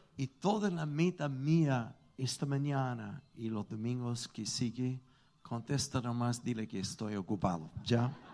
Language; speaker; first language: Spanish; non-native, fluent; English